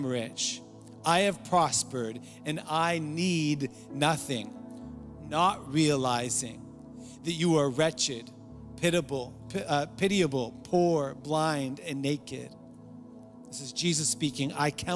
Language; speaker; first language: English; native; English